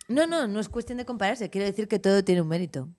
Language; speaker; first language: Spanish; native; Spanish